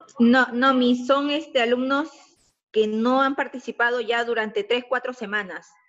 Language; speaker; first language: Spanish; native; Spanish